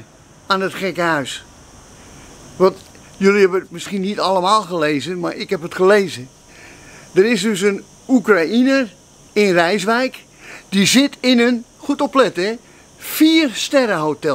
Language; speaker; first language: Dutch; native; Dutch